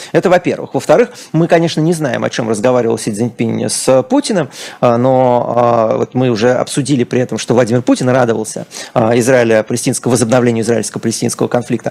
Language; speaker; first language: Russian; native; Russian